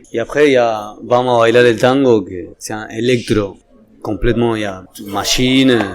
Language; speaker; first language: French; non-native, fluent; Spanish